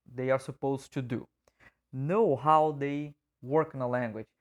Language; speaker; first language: English; non-native, fluent; Portuguese